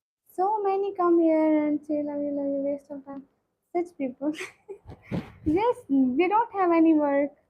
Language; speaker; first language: English; non-native, learner; Punjabi